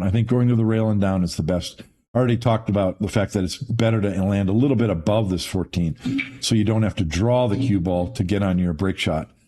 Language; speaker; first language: English; native; English